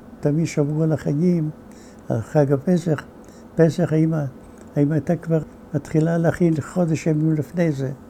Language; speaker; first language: Hebrew; non-native, fluent; Yiddish